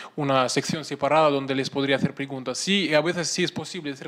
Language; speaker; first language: Spanish; non-native, fluent; Russian